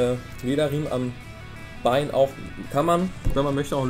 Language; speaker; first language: German; native; German